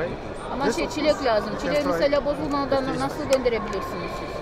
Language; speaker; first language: Turkish; non-native, learner; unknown